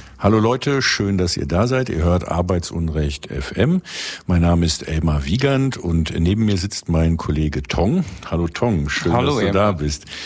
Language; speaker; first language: German; native; German